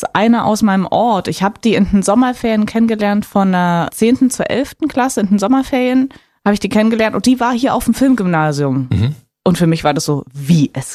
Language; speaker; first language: German; native; German